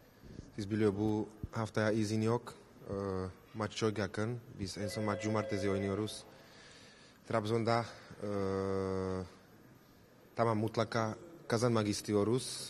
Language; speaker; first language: Turkish; non-native, learner; Slovak